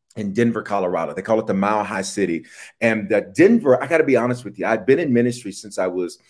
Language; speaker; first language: English; native; English